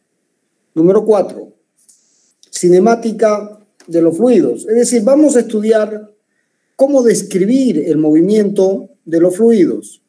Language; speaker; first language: Spanish; native; Spanish